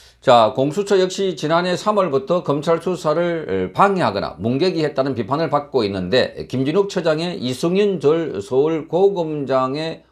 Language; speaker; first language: Korean; native; Korean